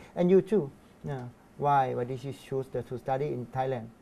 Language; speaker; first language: English; non-native, learner; Thai